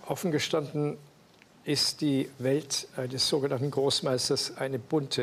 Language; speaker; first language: German; native; German